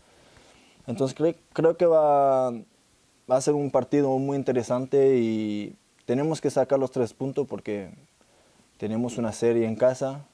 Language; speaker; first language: Spanish; non-native, fluent; French